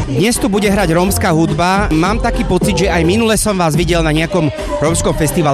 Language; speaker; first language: Slovak; native; Slovak